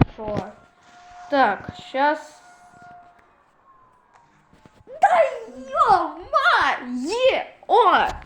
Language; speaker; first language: Russian; native; Russian